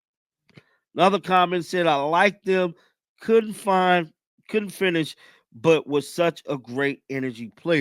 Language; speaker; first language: English; native; English